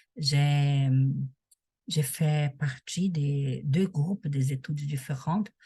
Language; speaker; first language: French; non-native, learner; Portuguese